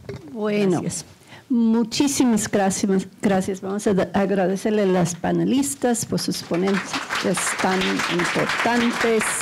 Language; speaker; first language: Spanish; non-native, fluent; English